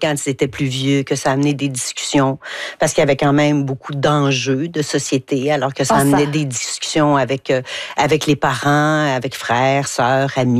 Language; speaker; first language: French; native; French